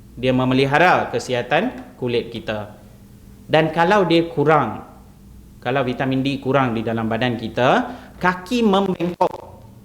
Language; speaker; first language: Malay; non-native, local second language; Tamil